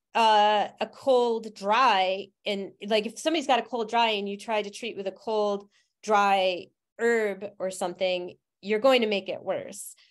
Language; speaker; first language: English; native; English